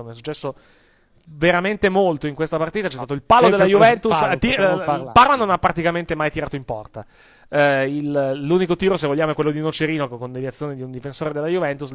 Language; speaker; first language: Italian; native; Italian